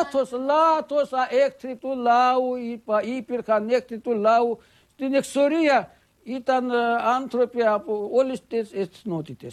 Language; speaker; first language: Greek; early bilingual, heritage; Greek